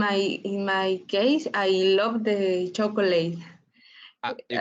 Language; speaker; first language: English; non-native, learner; Spanish